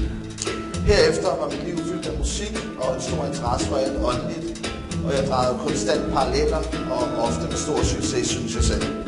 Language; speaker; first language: Danish; native; Danish